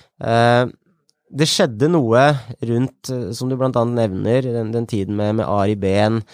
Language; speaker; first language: Norwegian; native; Norwegian